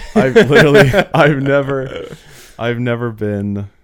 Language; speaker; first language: English; early bilingual, other home language; Slovak